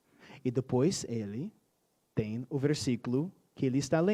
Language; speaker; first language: Portuguese; non-native, fluent; English